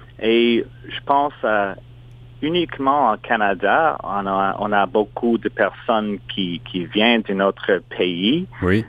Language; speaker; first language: French; non-native, local second language; English